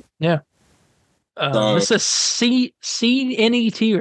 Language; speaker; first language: English; native; English